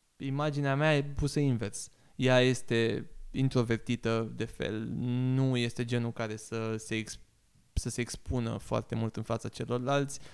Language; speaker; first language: Romanian; native; Romanian